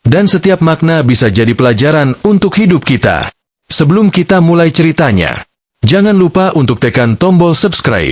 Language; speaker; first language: Indonesian; native; Indonesian